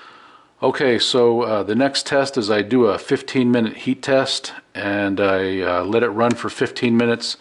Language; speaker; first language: English; native; English